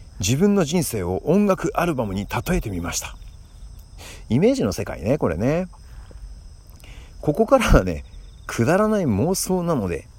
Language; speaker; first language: Japanese; native; Japanese